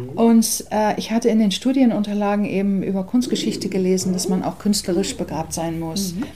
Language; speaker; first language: German; early bilingual, other home language; English